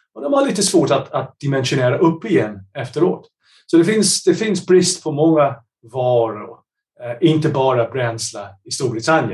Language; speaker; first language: Swedish; non-native, fluent; English